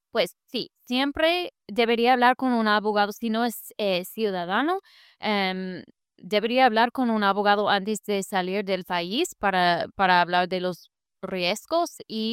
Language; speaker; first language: Spanish; non-native, fluent; English